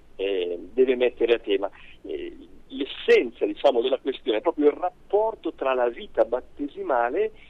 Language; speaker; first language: Italian; native; Italian